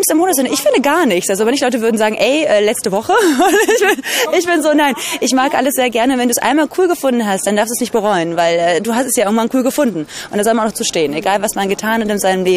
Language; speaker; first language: German; native; German